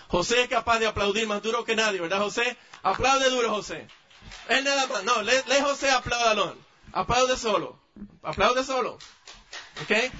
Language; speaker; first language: Spanish; native; Spanish